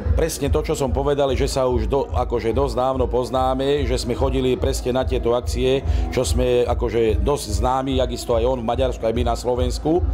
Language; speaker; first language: Slovak; non-native, local second language; Romany